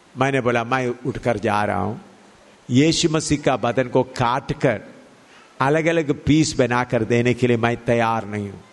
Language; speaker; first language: Hindi; non-native, local second language; Malayalam